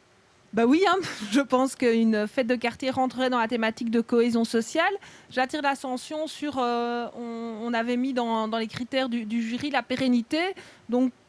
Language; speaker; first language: French; native; French